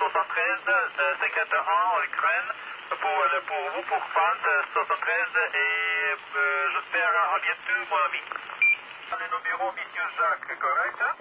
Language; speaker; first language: French; non-native, learner; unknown